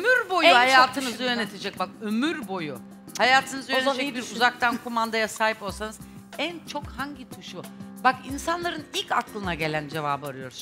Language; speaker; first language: Turkish; native; Turkish